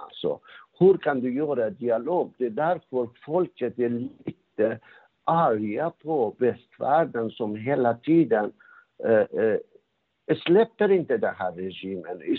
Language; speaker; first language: Swedish; non-native, fluent; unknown